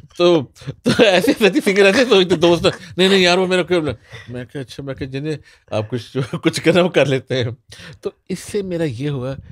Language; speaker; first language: Urdu; non-native, local second language; Punjabi